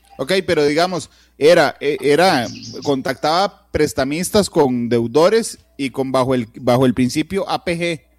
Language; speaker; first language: Spanish; native; Spanish